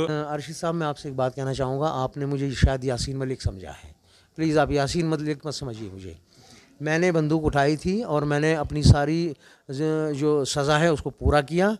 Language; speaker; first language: Urdu; non-native, local second language; Kashmiri